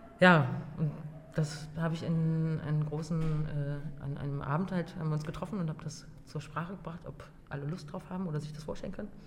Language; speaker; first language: German; native; German